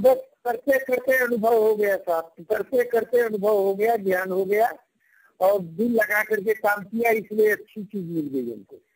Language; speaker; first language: Hindi; native; Hindi